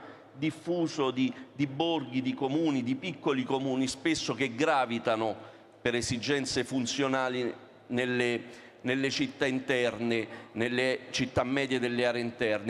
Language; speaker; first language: Italian; native; Italian